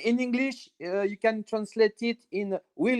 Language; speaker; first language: English; non-native, learner; French